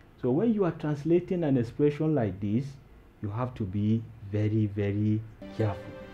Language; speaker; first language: English; non-native, local second language; Hausa